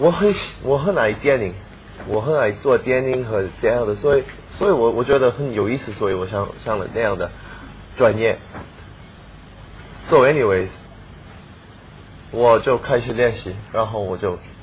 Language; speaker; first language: Chinese; non-native, learner; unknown